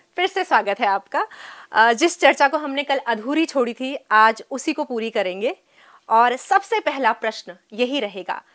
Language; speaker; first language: Hindi; native; Hindi